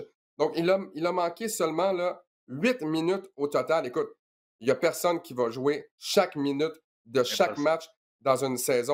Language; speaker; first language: French; native; French